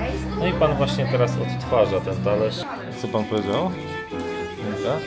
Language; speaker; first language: Polish; native; Polish